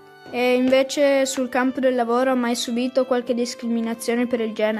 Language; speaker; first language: Italian; native; Italian